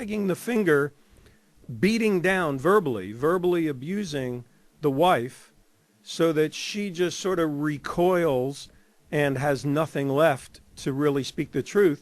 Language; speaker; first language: English; native; English